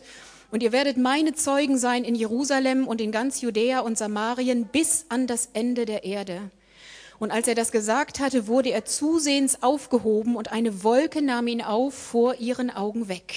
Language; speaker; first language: German; native; German